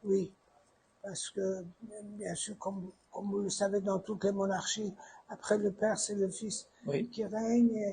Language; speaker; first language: French; non-native, fluent; Persian